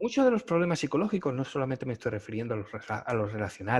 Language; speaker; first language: Spanish; native; Spanish